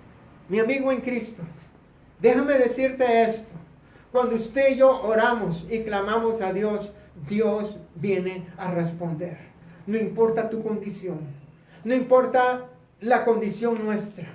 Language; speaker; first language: Spanish; native; Spanish